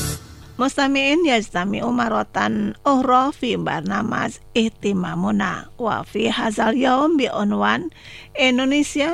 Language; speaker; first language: Arabic; non-native, fluent; Indonesian